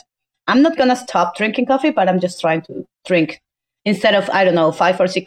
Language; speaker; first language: English; non-native, fluent; Spanish